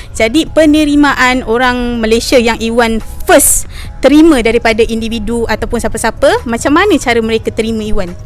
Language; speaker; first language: Malay; native; Malay